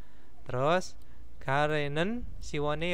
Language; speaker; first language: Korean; non-native, fluent; Indonesian